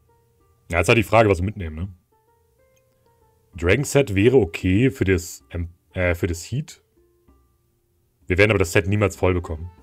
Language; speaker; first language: German; native; German